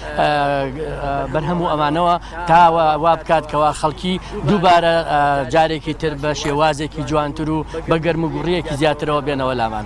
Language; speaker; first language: Central Kurdish; non-native, local second language; Gurani